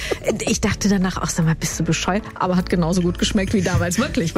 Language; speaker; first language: German; native; German